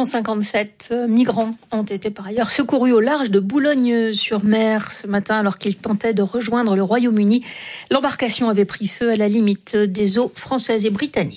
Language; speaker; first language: French; native; French